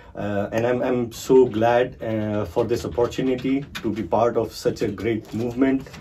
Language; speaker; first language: English; non-native, local second language; Marathi